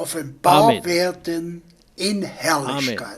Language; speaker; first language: German; native; German